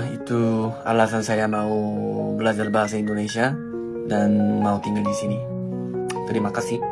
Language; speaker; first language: Indonesian; non-native, learner; Korean